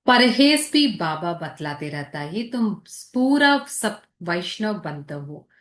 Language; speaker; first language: Hindi; non-native, local second language; Telugu